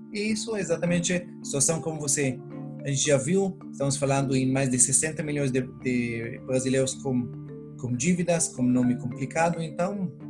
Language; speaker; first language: Portuguese; non-native, fluent; Hebrew